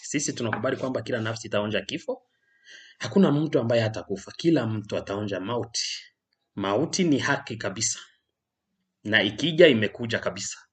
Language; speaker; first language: Swahili; non-native, local second language; Rundi